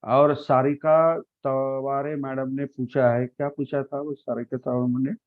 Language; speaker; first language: Hindi; non-native, local second language; Marathi